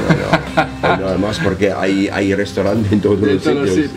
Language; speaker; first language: Spanish; non-native, learner; German